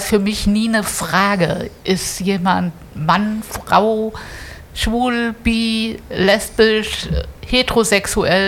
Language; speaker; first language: German; native; German